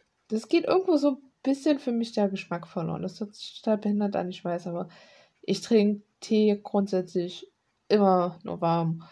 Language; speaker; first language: German; native; German